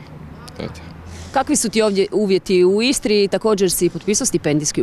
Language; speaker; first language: Serbian; native; Serbian